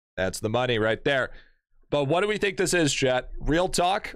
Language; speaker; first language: English; native; English